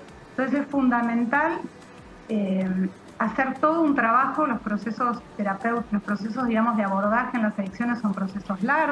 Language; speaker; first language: Spanish; native; Spanish